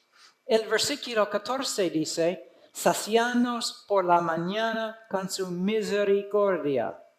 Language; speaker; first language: Spanish; non-native, fluent; English